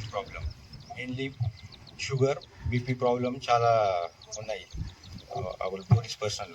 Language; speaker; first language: Telugu; non-native, learner; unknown